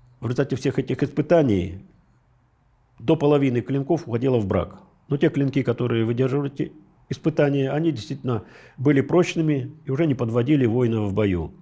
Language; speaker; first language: Russian; native; Russian